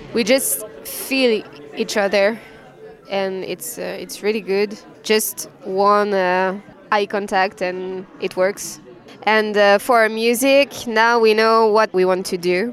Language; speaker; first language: English; non-native, fluent; French